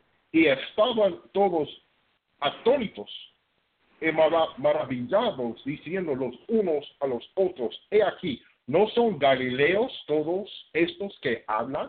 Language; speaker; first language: Spanish; non-native, fluent; English